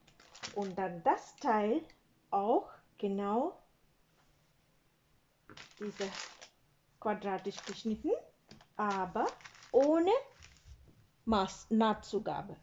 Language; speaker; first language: German; non-native, learner; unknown